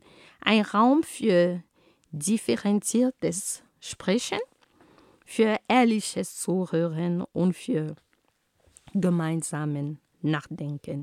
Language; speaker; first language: German; non-native, fluent; Ghomala